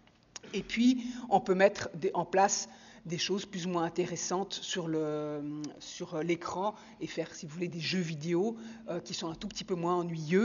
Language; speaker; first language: French; native; French